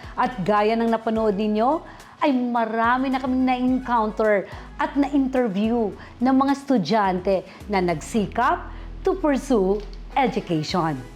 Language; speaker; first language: Filipino; non-native, local second language; Cebuano